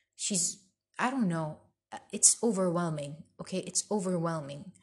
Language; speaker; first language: English; early bilingual, other home language; Arabic